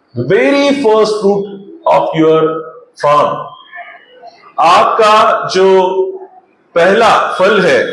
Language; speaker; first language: Hindi; non-native, local second language; Marathi